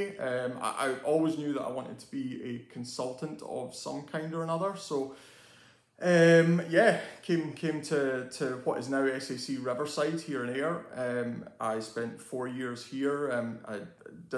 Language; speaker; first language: English; native; English